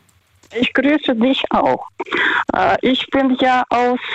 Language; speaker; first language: German; non-native, fluent; Russian